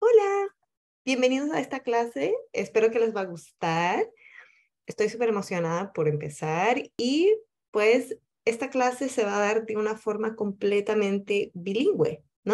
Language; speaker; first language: Spanish; early bilingual, heritage; Spanish